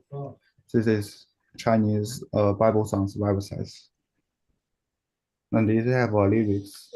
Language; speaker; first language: English; non-native, learner; Chinese